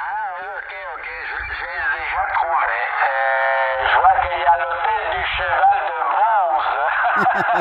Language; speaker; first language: French; early bilingual, heritage; Italian